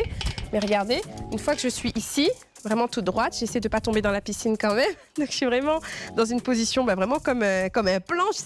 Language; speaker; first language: French; native; French